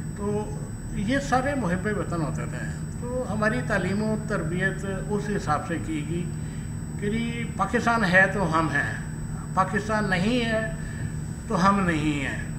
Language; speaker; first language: Urdu; non-native, local second language; Punjabi